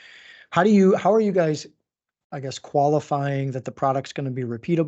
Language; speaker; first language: English; native; English